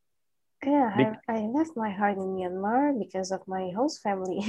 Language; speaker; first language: English; non-native, fluent; Indonesian